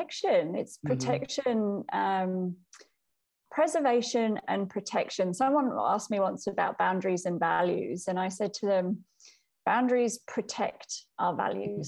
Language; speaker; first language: English; native; English